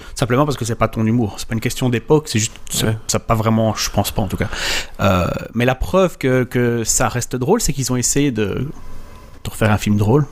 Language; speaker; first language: French; native; French